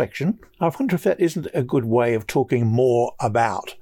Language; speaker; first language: English; native; English